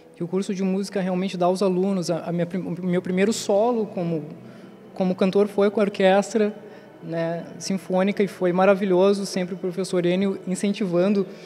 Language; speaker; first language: Portuguese; native; Portuguese